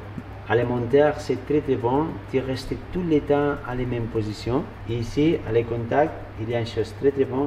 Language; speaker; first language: French; non-native, learner; Spanish